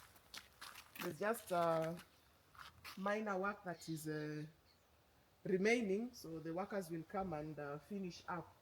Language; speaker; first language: English; non-native, local second language; Swahili